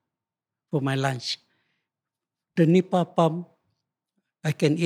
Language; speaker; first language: English; non-native, local second language; Malay